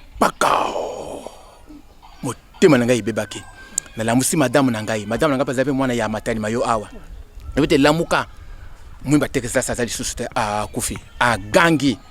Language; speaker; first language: Lingala; non-native, local second language; Kongo